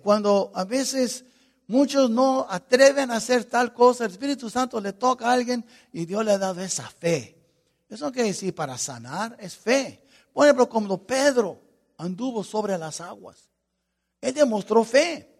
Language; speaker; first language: Spanish; non-native, fluent; English